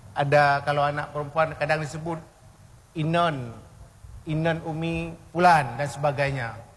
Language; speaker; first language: Indonesian; non-native, local second language; Achinese